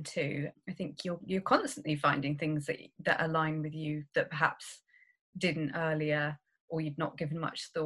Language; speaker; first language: English; native; English